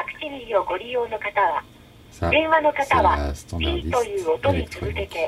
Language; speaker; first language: French; native; French